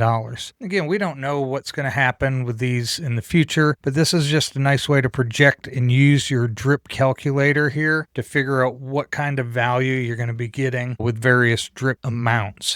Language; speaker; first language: English; native; English